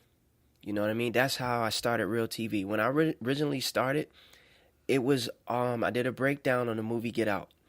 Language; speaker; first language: English; native; English